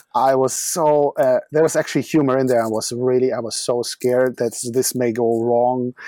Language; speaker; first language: English; non-native, fluent; German